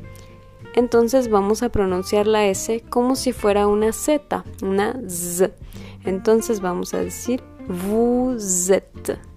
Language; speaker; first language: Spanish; non-native, fluent; French